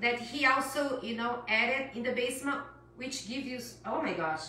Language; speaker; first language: English; non-native, fluent; Portuguese